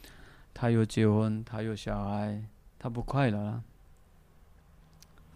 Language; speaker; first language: Chinese; non-native, fluent; Nepali